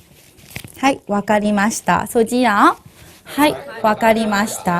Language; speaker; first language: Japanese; non-native, fluent; Burmese